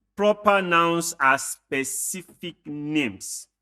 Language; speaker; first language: English; non-native, local second language; Yoruba